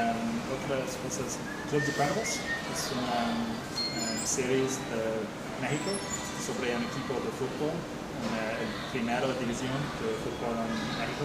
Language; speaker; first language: Spanish; non-native, learner; English